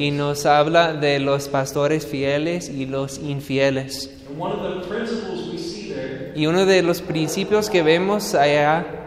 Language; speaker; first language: Spanish; non-native, fluent; English